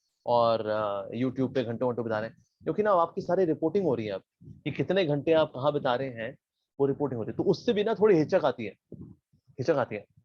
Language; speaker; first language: Hindi; native; Hindi